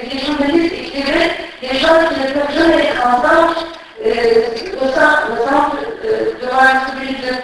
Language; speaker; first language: French; non-native, fluent; Turkish